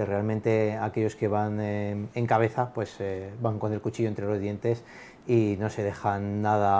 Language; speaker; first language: Spanish; native; Spanish